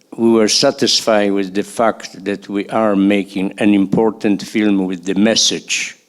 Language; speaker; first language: English; non-native, fluent; Polish